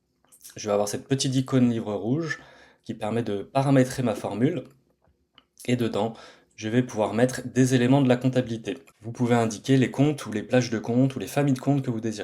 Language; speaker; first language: French; native; French